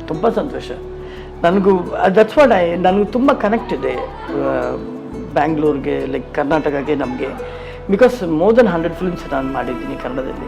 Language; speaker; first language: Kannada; non-native, local second language; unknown